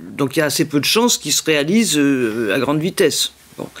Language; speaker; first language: French; native; French